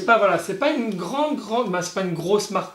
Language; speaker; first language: French; native; French